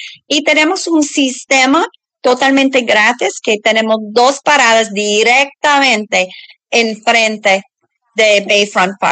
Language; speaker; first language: Spanish; early bilingual, other home language; English